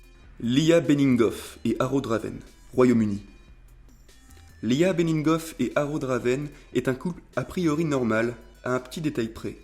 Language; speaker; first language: French; native; French